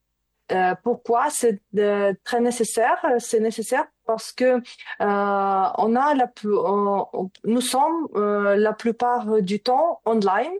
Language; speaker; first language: French; non-native, learner; Ukrainian